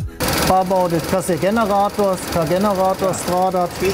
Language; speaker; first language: Latvian; non-native, learner; German